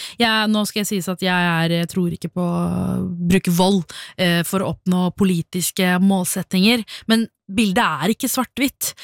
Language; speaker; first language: Norwegian; early bilingual, other home language; Tamil